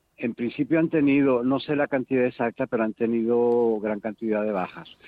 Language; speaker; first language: Spanish; native; Spanish